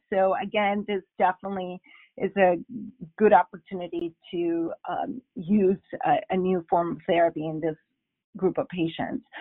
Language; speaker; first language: English; non-native, fluent; Spanish